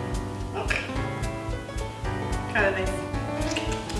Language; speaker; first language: Spanish; non-native, learner; English